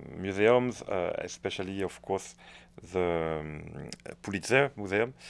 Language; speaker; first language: English; non-native, fluent; French